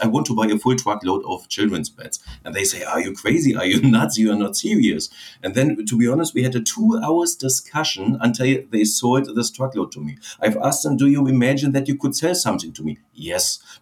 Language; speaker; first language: English; non-native, fluent; German